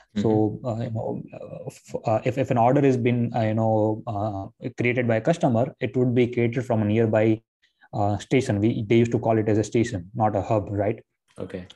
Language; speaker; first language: English; non-native, local second language; Gujarati